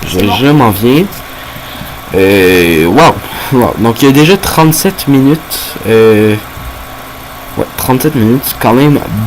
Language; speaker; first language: French; native; French